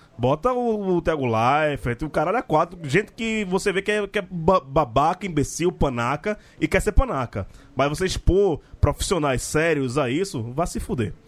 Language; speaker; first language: Portuguese; native; Portuguese